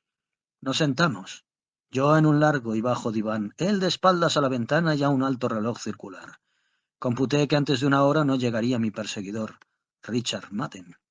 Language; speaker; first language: Spanish; native; Spanish